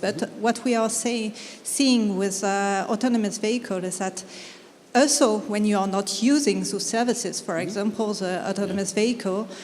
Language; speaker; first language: English; non-native, fluent; French